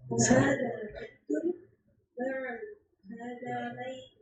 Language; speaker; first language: Arabic; non-native, learner; Indonesian